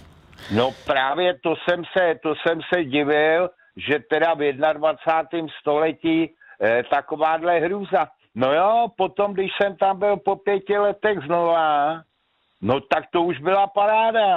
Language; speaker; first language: Czech; native; Czech